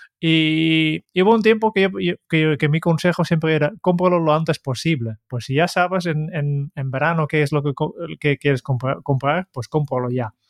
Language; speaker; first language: Spanish; non-native, fluent; Dutch